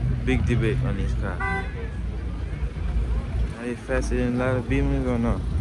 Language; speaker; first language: English; native; English